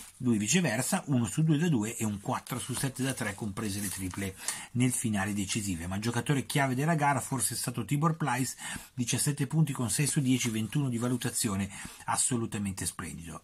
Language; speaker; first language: Italian; native; Italian